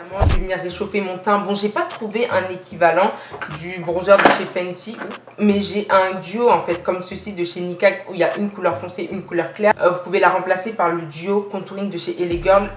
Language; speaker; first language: French; native; French